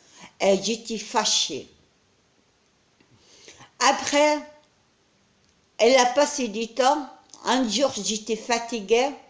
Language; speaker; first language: French; non-native, learner; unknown